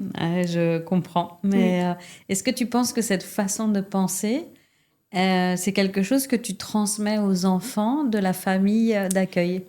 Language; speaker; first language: French; native; French